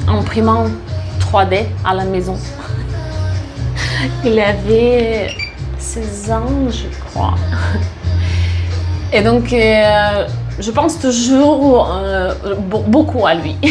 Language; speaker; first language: French; non-native, fluent; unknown